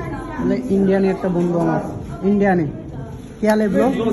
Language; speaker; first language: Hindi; non-native, learner; Bangla